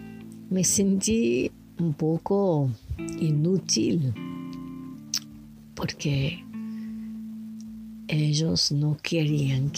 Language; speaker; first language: Spanish; non-native, learner; French